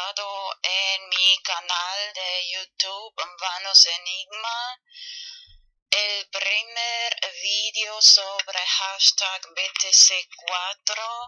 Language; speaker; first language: Spanish; non-native, fluent; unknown